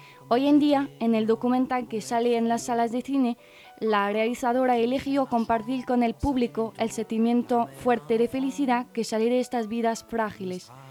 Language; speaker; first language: Spanish; non-native, fluent; French